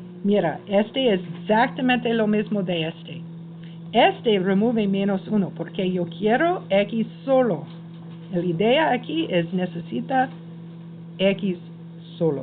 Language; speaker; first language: Spanish; non-native, learner; English